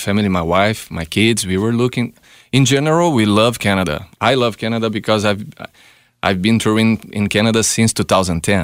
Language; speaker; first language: English; non-native, fluent; Portuguese